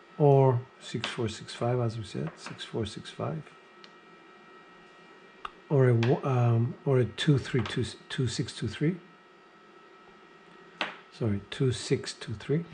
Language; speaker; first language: English; non-native, fluent; Greek